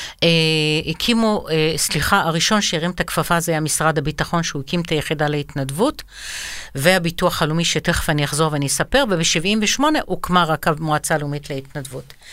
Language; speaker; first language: Hebrew; non-native, fluent; Arabic